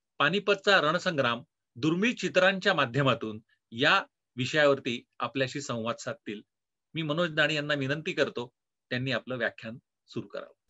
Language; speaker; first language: Marathi; native; Marathi